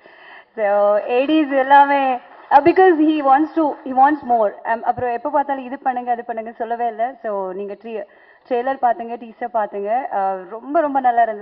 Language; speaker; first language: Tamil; non-native, learner; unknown